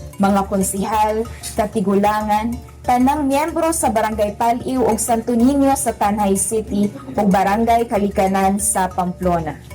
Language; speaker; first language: Cebuano; native; Cebuano